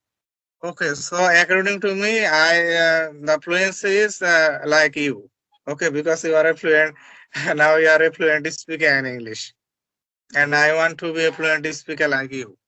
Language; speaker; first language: English; non-native, learner; Bangla